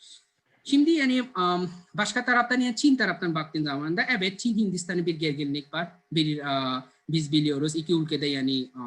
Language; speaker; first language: Turkish; non-native, learner; Bangla